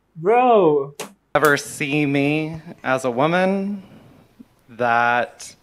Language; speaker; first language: English; native; English